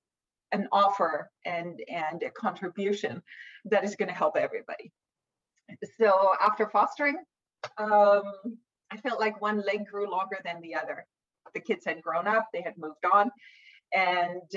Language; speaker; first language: English; non-native, fluent; German